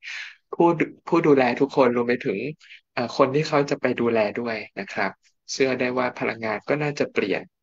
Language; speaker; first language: Thai; native; Thai